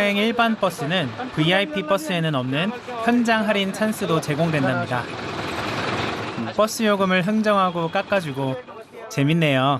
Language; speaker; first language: Korean; native; Korean